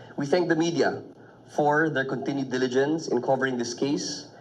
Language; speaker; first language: English; non-native, local second language; Filipino